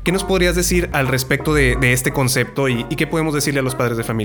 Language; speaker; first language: Spanish; native; Spanish